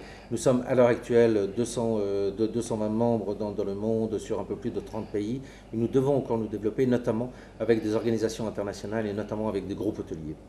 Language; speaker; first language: French; native; French